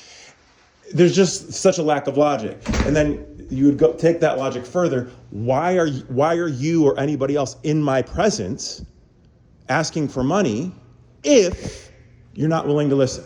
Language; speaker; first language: English; native; English